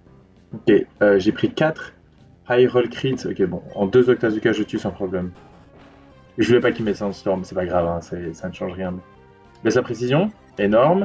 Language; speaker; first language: French; native; French